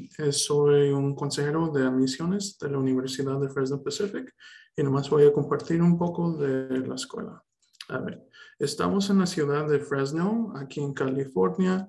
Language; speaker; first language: Spanish; early bilingual, heritage; Spanish